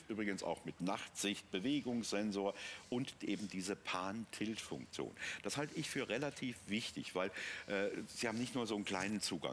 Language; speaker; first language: German; native; German